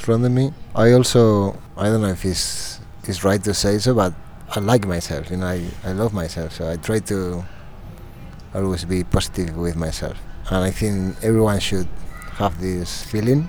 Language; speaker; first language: English; non-native, fluent; Spanish